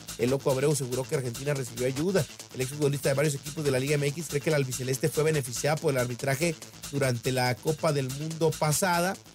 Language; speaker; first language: Spanish; native; Spanish